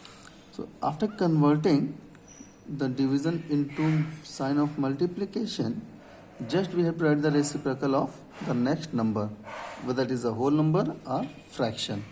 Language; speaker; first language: English; non-native, local second language; Hindi